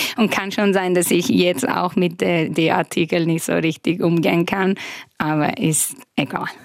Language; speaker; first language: German; non-native, fluent; Persian